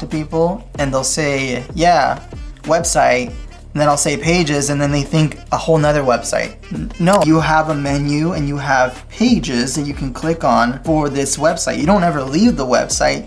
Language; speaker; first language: English; native; English